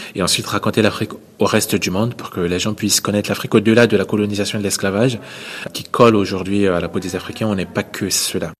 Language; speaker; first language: French; non-native, local second language; Sango